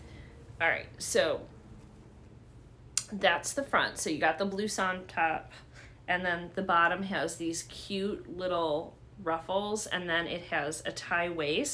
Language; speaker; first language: English; native; English